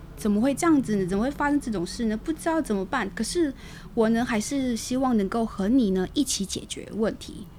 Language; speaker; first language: Chinese; native; Chinese